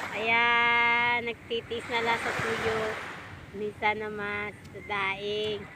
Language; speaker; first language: Filipino; native; Filipino